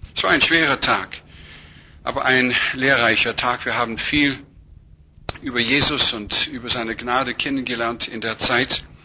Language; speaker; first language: German; non-native, fluent; English